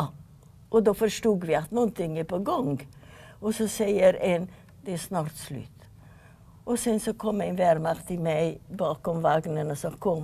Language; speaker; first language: Swedish; non-native, fluent; Yiddish